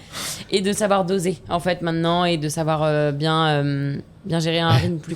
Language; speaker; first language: French; native; French